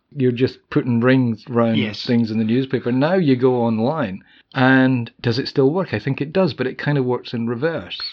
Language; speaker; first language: English; native; English